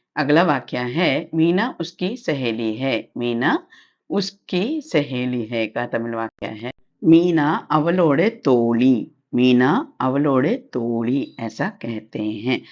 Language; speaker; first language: Hindi; non-native, local second language; Tamil